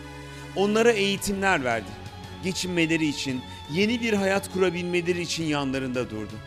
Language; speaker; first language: Turkish; native; Turkish